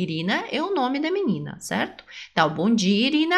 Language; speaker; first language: Portuguese; non-native, fluent; Russian